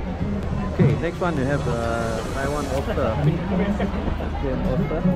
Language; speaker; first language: English; non-native, local second language; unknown